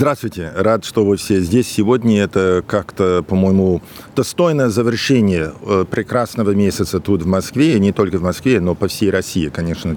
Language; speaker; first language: Russian; non-native, fluent; English